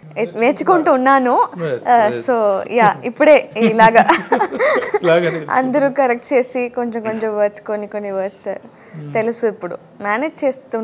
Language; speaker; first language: Telugu; non-native, learner; Tamil